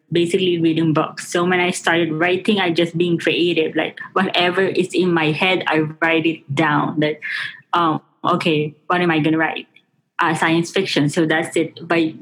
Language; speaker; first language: English; non-native, local second language; Filipino